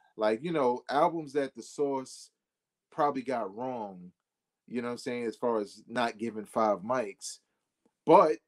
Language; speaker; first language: English; native; English